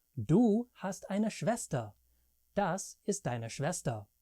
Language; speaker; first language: German; non-native, fluent; English